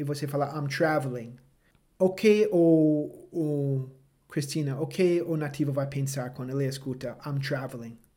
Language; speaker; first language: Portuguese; non-native, fluent; English